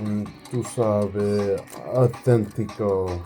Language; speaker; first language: Spanish; non-native, learner; English